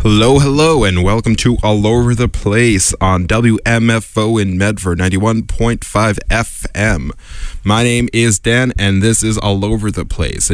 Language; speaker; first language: English; native; English